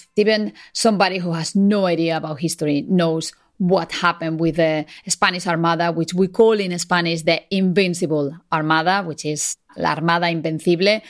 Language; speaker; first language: English; non-native, fluent; Spanish